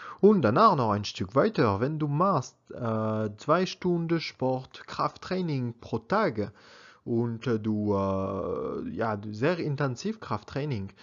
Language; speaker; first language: German; non-native, learner; French